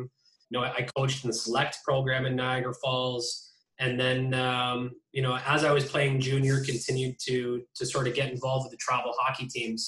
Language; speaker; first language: English; native; English